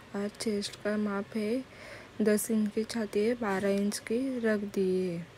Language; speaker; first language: Hindi; non-native, local second language; Marathi